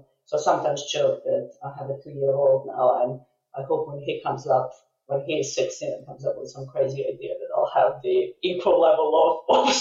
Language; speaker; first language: English; non-native, fluent; Serbian